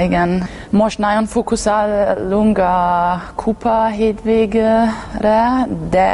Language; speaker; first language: Hungarian; non-native, learner; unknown